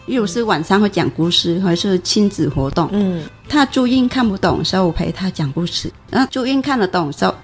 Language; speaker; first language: Chinese; non-native, fluent; Vietnamese